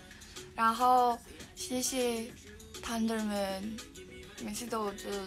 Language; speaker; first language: Chinese; non-native, learner; Mongolian